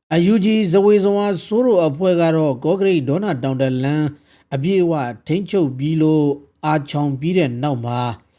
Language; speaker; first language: Burmese; native; Burmese